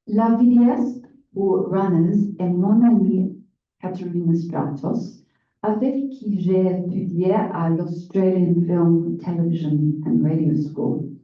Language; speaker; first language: French; non-native, learner; English